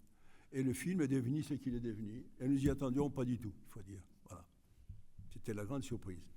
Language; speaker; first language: French; non-native, fluent; Greek